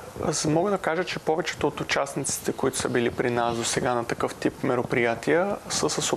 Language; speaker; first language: Bulgarian; native; Bulgarian